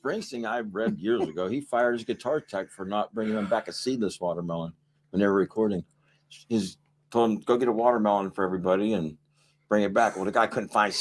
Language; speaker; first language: English; native; English